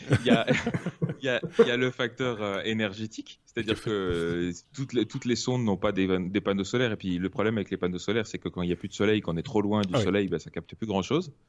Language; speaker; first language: French; native; French